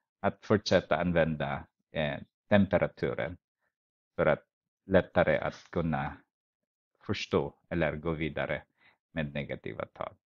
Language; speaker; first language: Swedish; non-native, fluent; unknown